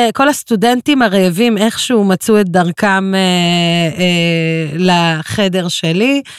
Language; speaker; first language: Hebrew; non-native, local second language; Arabic